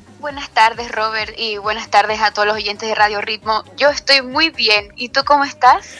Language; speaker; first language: Spanish; native; Spanish